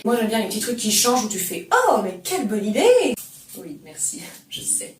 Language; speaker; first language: French; native; French